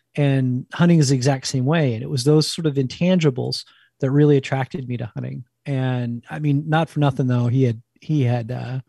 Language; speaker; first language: English; native; English